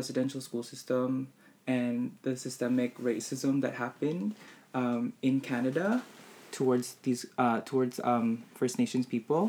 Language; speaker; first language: English; native; English